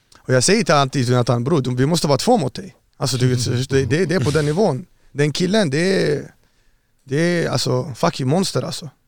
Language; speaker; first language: Swedish; early bilingual, other home language; Arabic